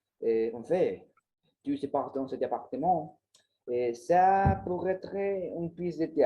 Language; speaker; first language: French; non-native, learner; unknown